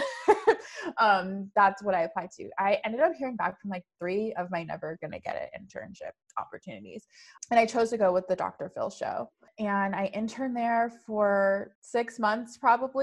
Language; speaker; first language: English; native; English